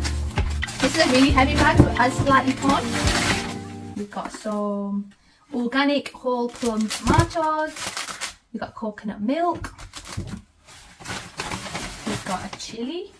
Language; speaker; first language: English; native; English